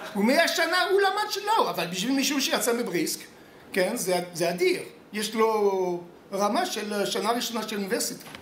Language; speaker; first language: Hebrew; non-native, fluent; French